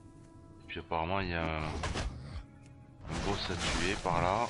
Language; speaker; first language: French; native; French